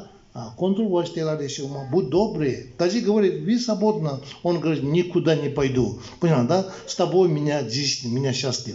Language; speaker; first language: Russian; non-native, learner; Tibetan